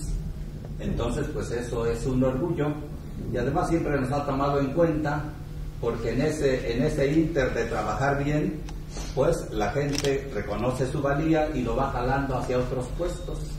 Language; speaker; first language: Spanish; native; Spanish